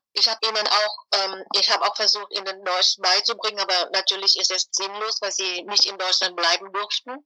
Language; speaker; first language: German; non-native, fluent; Vietnamese